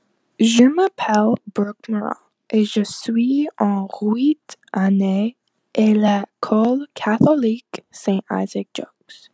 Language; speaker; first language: French; non-native, learner; English